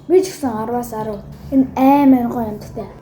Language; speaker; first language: Mongolian; early bilingual, heritage; Mongolian